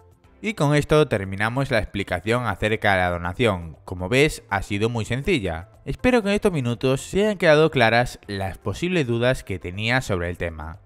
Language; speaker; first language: Spanish; native; Spanish